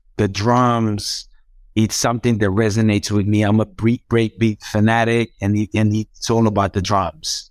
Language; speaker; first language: English; non-native, fluent; Croatian